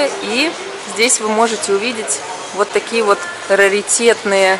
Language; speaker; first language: Russian; native; Russian